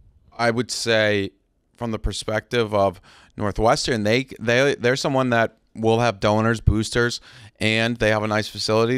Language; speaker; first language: English; native; English